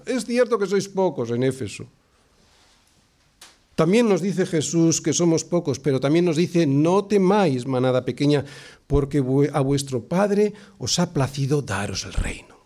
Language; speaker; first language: Spanish; native; Spanish